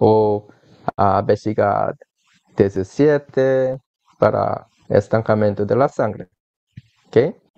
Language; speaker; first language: Spanish; non-native, learner; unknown